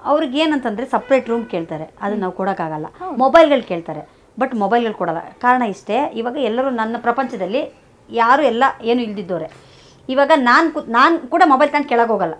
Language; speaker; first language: Kannada; native; Kannada